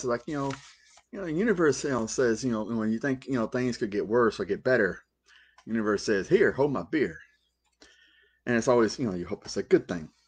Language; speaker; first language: English; native; English